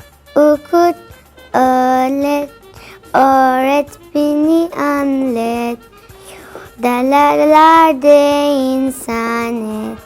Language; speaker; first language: Turkish; non-native, learner; Pashto